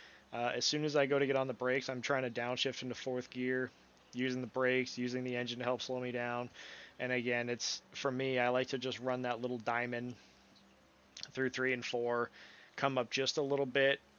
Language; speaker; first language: English; native; English